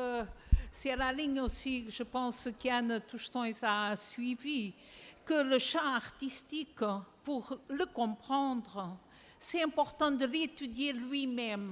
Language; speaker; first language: French; non-native, fluent; Portuguese